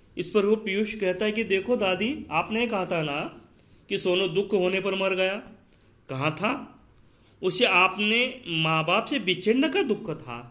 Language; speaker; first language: Hindi; non-native, local second language; Marathi